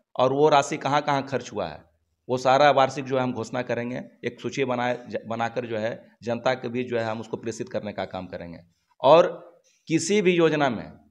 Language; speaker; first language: Hindi; native; Hindi